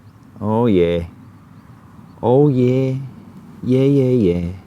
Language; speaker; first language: English; native; English